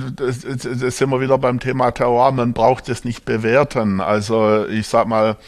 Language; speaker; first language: German; native; German